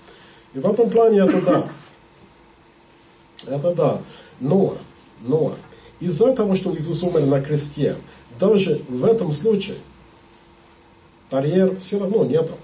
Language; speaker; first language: Russian; non-native, learner; English